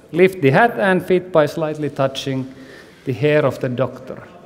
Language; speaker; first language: English; non-native, fluent; Finnish